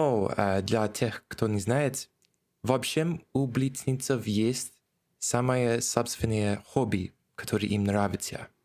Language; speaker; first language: Russian; non-native, learner; English